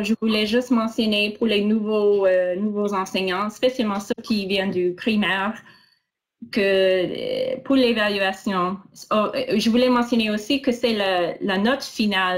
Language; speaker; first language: French; non-native, local second language; English